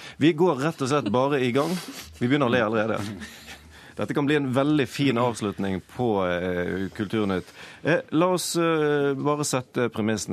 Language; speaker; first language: Norwegian; native; Norwegian